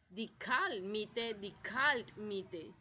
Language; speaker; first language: German; non-native, learner; Spanish